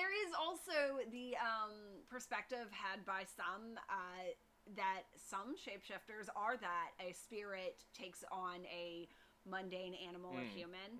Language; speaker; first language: English; native; English